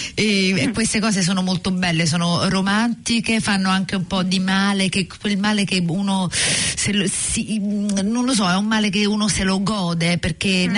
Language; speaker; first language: Italian; native; Italian